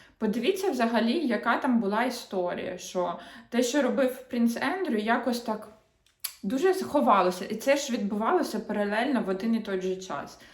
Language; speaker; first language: Ukrainian; non-native, local second language; Russian